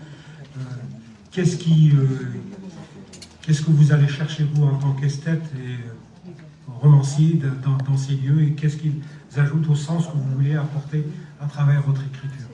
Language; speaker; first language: French; non-native, local second language; Arabic